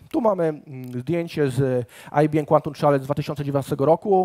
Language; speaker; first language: Polish; native; Polish